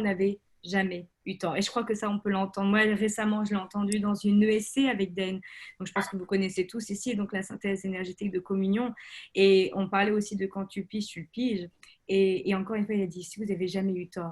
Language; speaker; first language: French; native; French